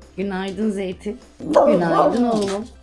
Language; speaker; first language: Turkish; native; Turkish